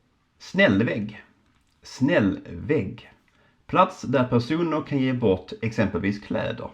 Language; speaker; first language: Swedish; native; Swedish